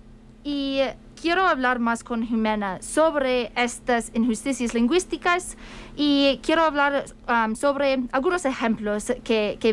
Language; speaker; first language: Spanish; non-native, fluent; English